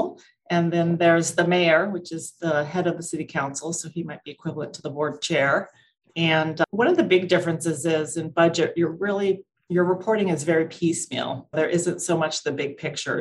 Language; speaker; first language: English; native; English